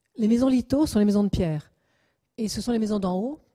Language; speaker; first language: French; native; French